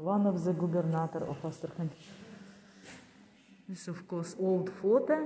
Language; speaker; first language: English; non-native, learner; Russian